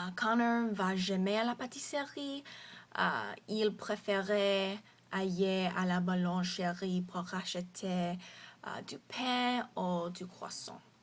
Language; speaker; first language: French; non-native, learner; English